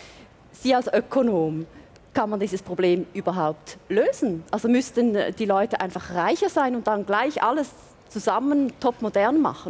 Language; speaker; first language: German; native; German